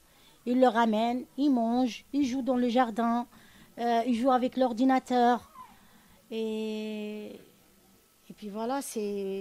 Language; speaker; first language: French; non-native, learner; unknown